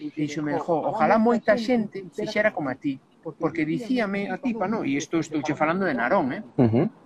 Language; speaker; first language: Galician; non-native, local second language; Spanish